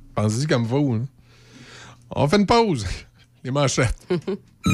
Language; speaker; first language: French; native; French